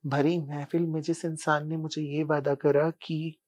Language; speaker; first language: Hindi; non-native, local second language; Punjabi